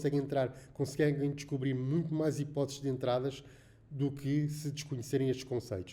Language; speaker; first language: Portuguese; native; Portuguese